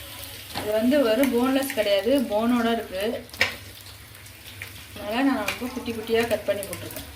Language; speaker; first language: Tamil; native; Tamil